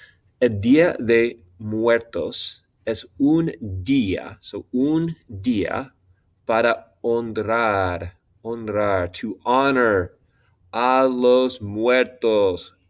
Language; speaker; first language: Spanish; non-native, fluent; English